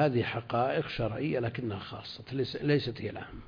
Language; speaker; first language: Arabic; native; Arabic